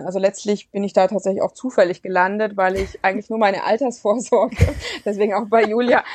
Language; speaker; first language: German; native; German